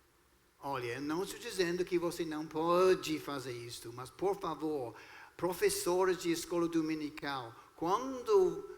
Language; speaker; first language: Portuguese; non-native, fluent; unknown